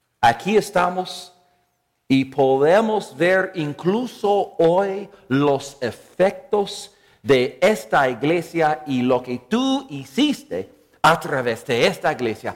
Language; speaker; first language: Spanish; non-native, fluent; English